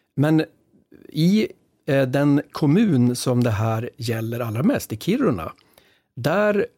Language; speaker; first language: Swedish; native; Swedish